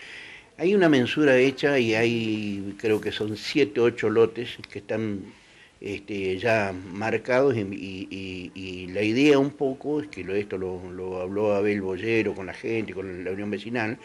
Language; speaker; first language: Spanish; native; Spanish